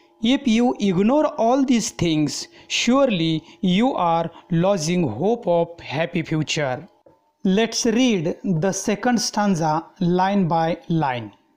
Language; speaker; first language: English; non-native, local second language; Marathi